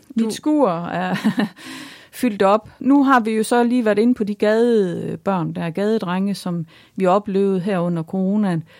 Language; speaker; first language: Danish; native; Danish